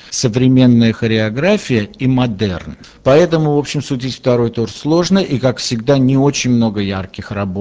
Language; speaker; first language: Russian; native; Russian